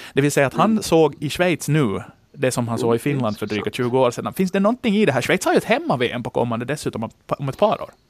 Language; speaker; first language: Swedish; native; Swedish